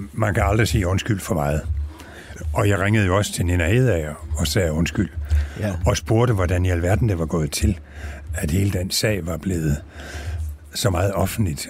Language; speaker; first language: Danish; native; Danish